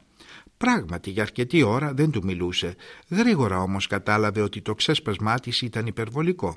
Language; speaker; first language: Greek; native; Greek